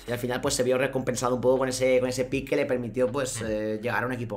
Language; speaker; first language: Spanish; native; Spanish